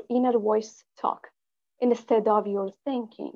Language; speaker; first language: English; non-native, fluent; Persian